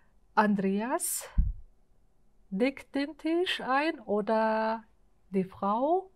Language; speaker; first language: German; non-native, fluent; Uzbek